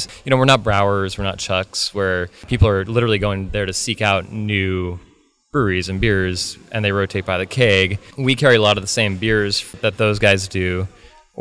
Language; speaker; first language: English; native; English